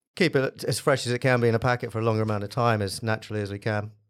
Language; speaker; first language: English; native; English